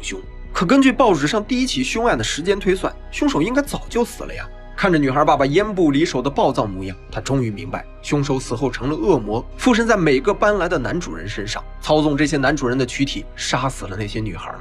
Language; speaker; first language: Chinese; native; Chinese